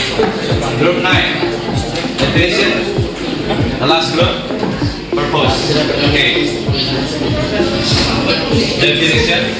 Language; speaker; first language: English; non-native, fluent; Indonesian